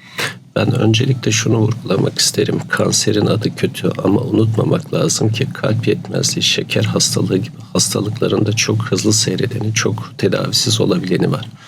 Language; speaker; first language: Turkish; native; Turkish